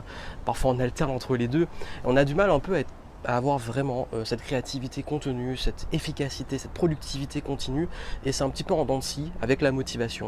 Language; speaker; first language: French; native; French